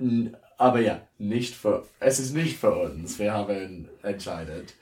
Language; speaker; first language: German; non-native, learner; English